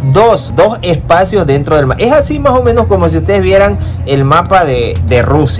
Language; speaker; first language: Spanish; native; Spanish